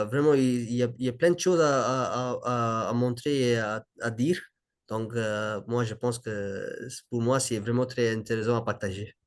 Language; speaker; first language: French; non-native, learner; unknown